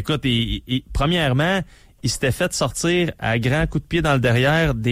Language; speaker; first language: French; native; French